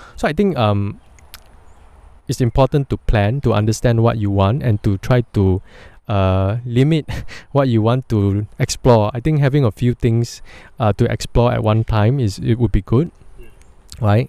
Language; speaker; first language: English; non-native, local second language; Chinese